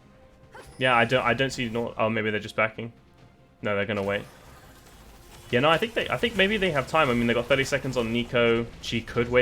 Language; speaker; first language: English; native; English